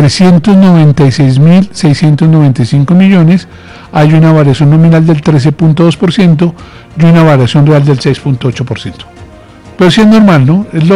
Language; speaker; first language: Spanish; native; Spanish